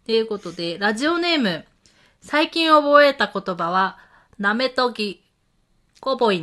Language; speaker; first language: Japanese; native; Japanese